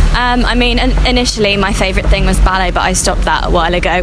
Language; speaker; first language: English; native; English